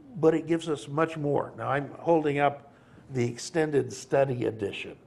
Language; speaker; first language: English; native; English